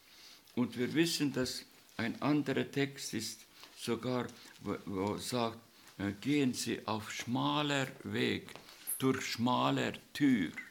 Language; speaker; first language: German; non-native, learner; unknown